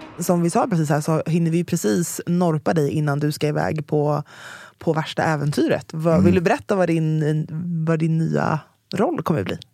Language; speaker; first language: Swedish; native; Swedish